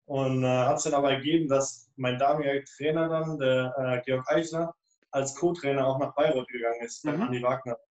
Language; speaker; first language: German; native; German